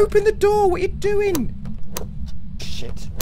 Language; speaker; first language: English; native; English